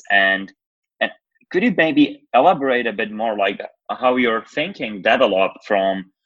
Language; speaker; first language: English; non-native, fluent; Slovak